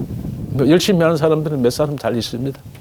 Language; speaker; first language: Korean; native; Korean